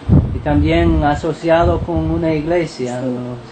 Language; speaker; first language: Spanish; non-native, fluent; English